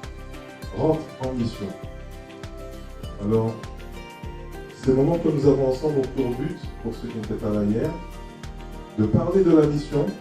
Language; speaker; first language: French; native; French